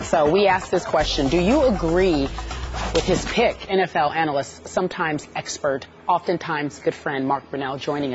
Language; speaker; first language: English; native; English